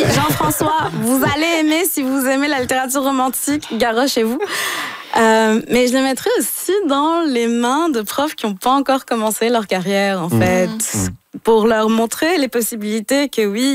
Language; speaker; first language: French; native; French